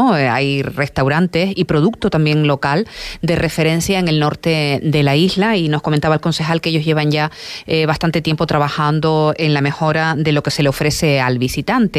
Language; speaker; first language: Spanish; native; Spanish